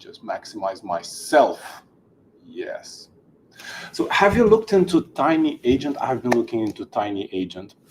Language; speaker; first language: English; non-native, fluent; Romanian